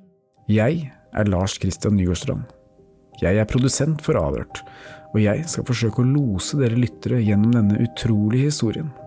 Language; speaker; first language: Norwegian; native; Norwegian